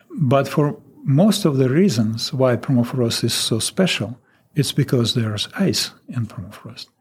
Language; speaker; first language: English; non-native, fluent; Russian